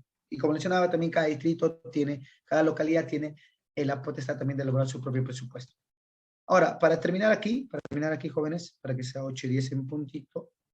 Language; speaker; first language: Spanish; native; Spanish